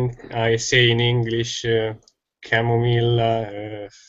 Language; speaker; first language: English; non-native, learner; Italian